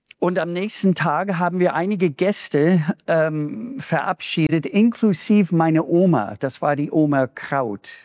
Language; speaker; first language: German; non-native, fluent; English